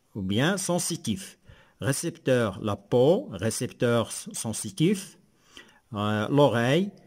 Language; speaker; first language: French; non-native, local second language; Arabic